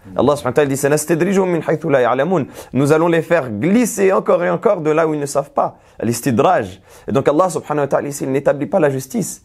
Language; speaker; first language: French; native; French